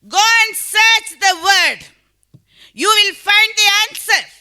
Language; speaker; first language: English; non-native, local second language; Tamil